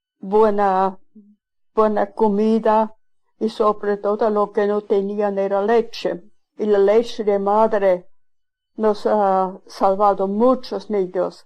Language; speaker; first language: Spanish; non-native, fluent; Swiss German